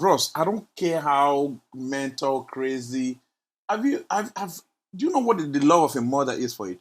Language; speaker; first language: English; non-native, local second language; Yoruba